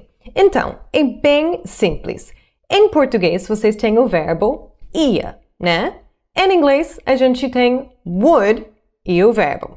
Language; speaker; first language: Portuguese; non-native, fluent; English